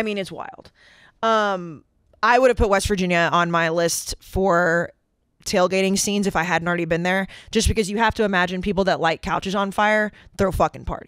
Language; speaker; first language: English; native; English